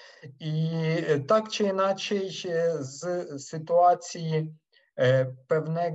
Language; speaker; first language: Polish; non-native, fluent; Ukrainian